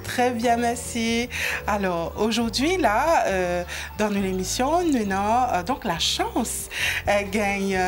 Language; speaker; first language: French; non-native, local second language; Morisyen